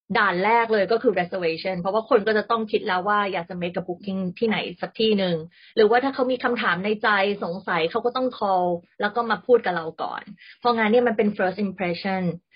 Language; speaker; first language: Thai; native; Thai